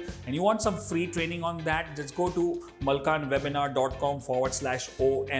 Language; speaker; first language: English; non-native, local second language; Hindi